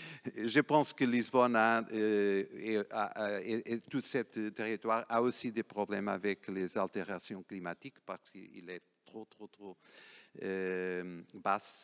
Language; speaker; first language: French; non-native, fluent; Portuguese